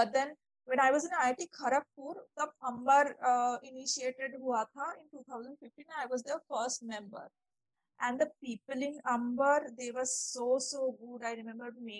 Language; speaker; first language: English; non-native, local second language; Bangla